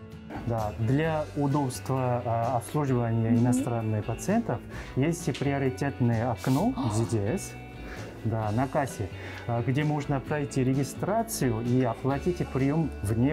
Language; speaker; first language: Russian; non-native, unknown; Korean